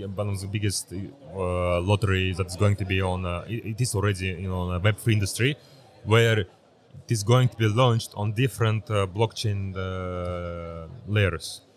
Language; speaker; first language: English; early bilingual, other home language; Uzbek